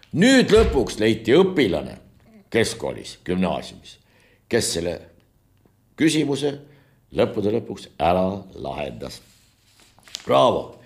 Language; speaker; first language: Estonian; native; Estonian